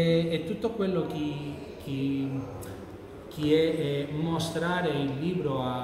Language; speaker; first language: Italian; non-native, fluent; Catalan